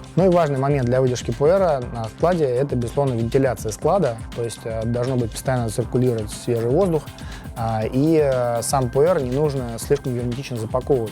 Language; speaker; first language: Russian; native; Russian